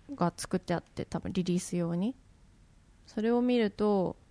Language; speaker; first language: Japanese; native; Japanese